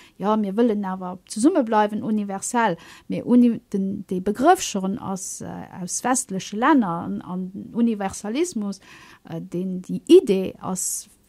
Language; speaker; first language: Luxembourgish; early bilingual, other home language; Kabuverdianu